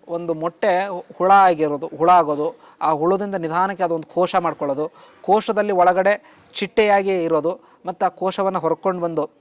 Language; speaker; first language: Kannada; native; Kannada